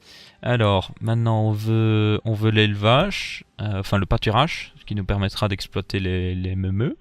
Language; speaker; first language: French; native; French